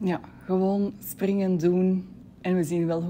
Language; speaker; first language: Dutch; native; Dutch